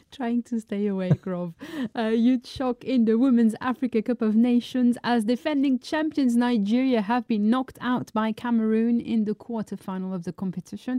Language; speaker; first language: English; non-native, fluent; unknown